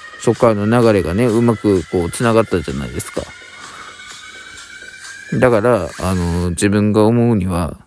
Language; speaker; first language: Japanese; native; Japanese